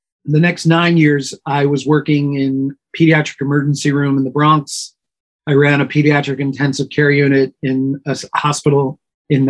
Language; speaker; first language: English; native; English